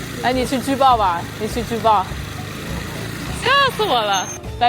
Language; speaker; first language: Chinese; non-native, fluent; English